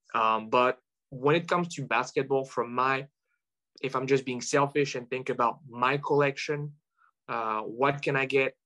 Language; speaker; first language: English; non-native, fluent; French